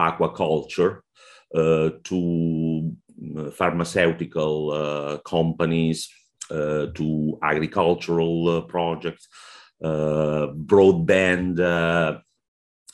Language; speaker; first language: English; non-native, fluent; Italian